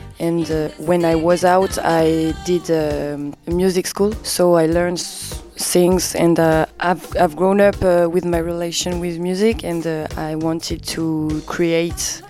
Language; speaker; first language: English; non-native, learner; French